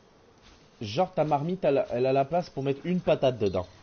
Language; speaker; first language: French; native; French